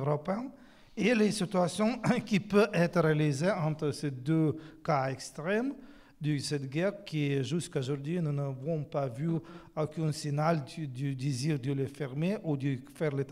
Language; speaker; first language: French; non-native, fluent; Ukrainian